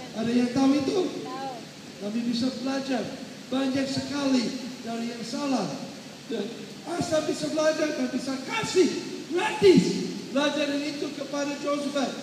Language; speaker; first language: Indonesian; non-native, learner; English